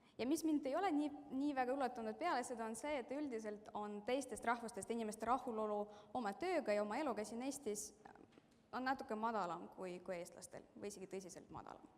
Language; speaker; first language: Estonian; non-native, local second language; Russian